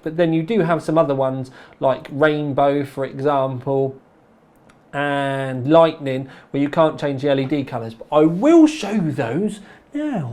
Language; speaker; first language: English; native; English